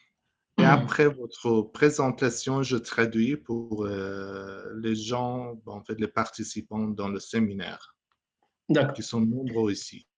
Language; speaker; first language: French; non-native, fluent; Persian